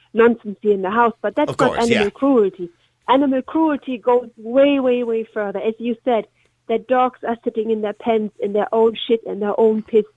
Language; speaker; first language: English; non-native, fluent; German